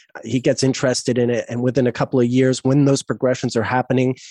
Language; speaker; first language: English; native; English